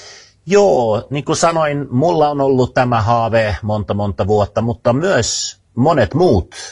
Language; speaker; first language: Finnish; non-native, fluent; Swedish